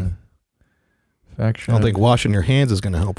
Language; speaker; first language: English; native; English